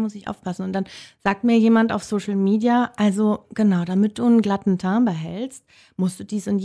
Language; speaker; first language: German; native; German